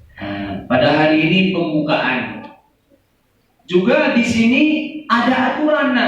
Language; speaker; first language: Indonesian; non-native, local second language; Achinese